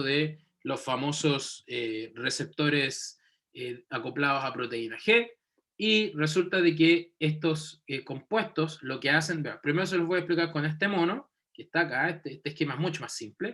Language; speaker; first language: Spanish; native; Spanish